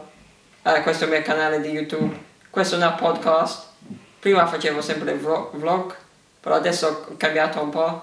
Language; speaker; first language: Italian; early bilingual, heritage; English